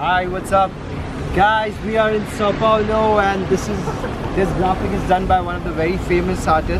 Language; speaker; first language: English; non-native, fluent; Portuguese